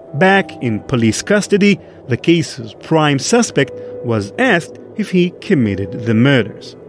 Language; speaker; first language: English; non-native, fluent; Hebrew